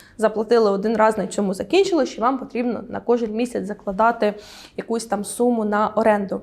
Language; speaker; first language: Ukrainian; native; Ukrainian